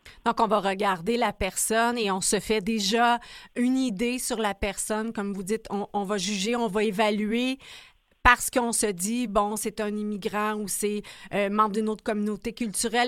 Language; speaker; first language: French; native; French